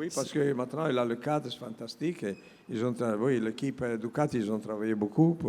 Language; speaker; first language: French; non-native, learner; Italian